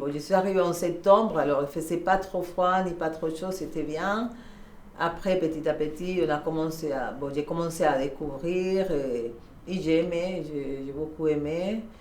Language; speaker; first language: French; non-native, learner; Spanish